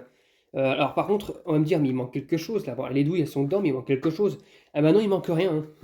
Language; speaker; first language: French; native; French